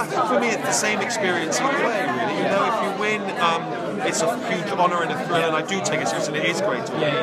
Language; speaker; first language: English; native; English